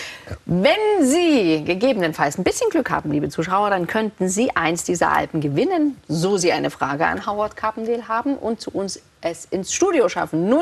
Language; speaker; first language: German; native; German